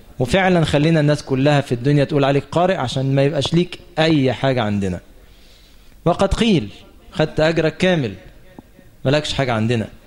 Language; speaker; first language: Egyptian Arabic; native; Egyptian Arabic